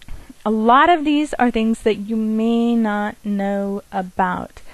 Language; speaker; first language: English; native; English